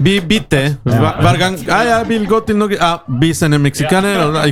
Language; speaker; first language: Norwegian; non-native, learner; Spanish